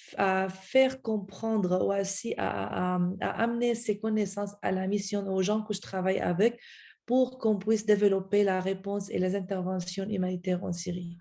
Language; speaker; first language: French; non-native, fluent; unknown